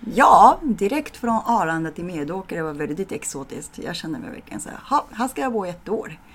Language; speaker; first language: Swedish; non-native, fluent; Japanese